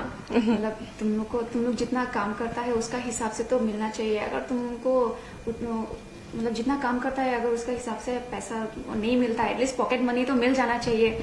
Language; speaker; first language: Hindi; non-native, local second language; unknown